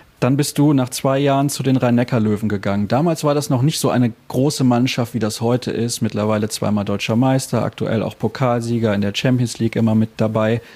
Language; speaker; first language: German; native; German